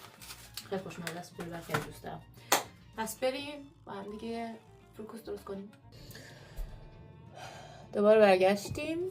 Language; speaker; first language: Persian; early bilingual, heritage; Persian